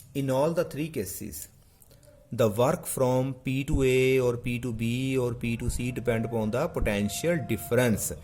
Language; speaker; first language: English; non-native, local second language; Punjabi